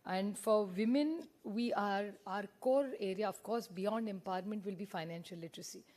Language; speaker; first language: English; non-native, local second language; Marathi